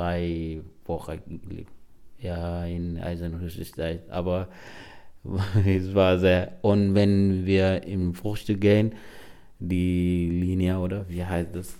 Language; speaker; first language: German; non-native, learner; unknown